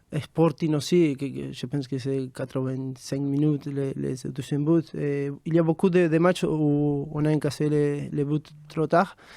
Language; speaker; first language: French; non-native, fluent; Spanish